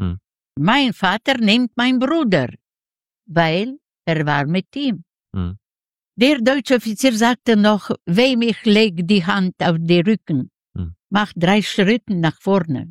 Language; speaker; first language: German; non-native, learner; Yiddish